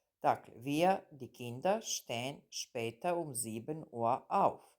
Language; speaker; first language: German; non-native, fluent; Serbian